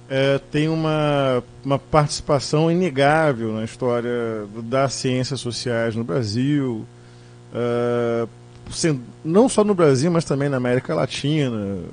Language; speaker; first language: Portuguese; native; Portuguese